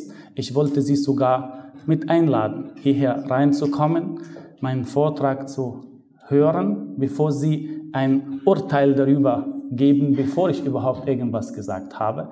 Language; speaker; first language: German; non-native, fluent; Arabic